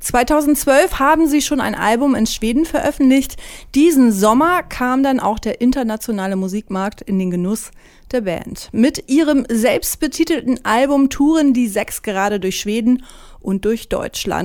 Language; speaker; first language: German; native; German